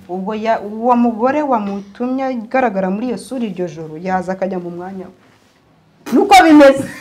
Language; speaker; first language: Kinyarwanda; early bilingual, heritage; Kinyarwanda